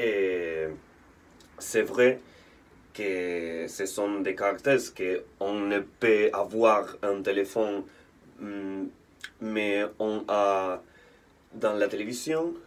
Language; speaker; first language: French; non-native, learner; Spanish